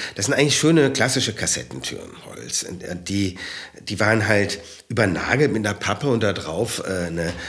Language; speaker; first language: German; native; German